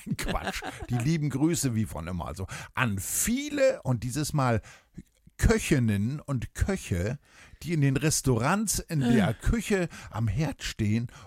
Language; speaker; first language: German; native; German